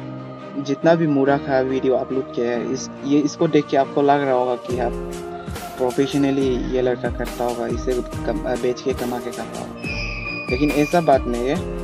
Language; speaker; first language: Hindi; non-native, local second language; Adi